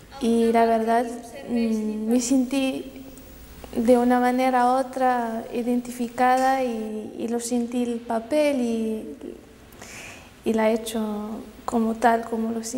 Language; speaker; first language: Spanish; non-native, fluent; Arabic